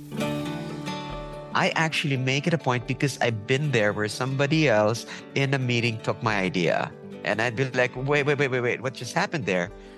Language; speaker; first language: English; non-native, local second language; Filipino